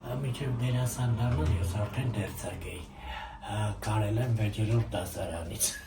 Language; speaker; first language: Armenian; native; Armenian